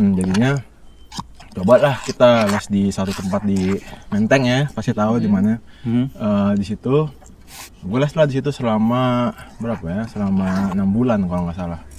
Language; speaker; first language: Indonesian; native; Indonesian